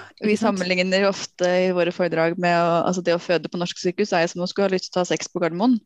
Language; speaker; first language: Norwegian; native; Norwegian